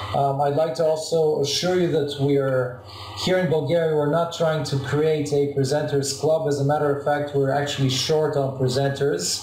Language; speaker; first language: English; non-native, fluent; Bulgarian